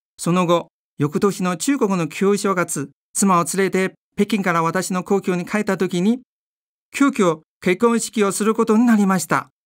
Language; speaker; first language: Japanese; non-native, fluent; Chinese